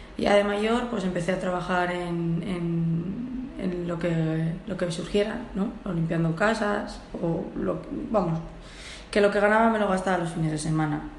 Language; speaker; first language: Spanish; early bilingual, heritage; Spanish